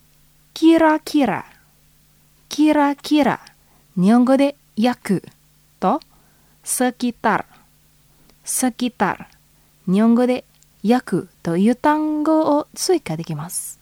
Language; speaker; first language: Japanese; non-native, fluent; Indonesian